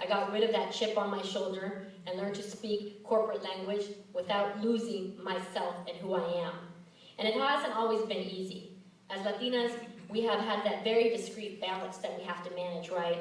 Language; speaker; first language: English; early bilingual, other home language; Spanish